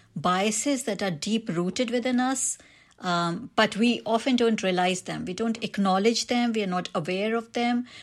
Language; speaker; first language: English; non-native, local second language; Hindi